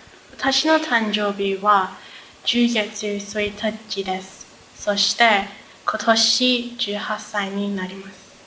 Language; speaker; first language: Japanese; non-native, learner; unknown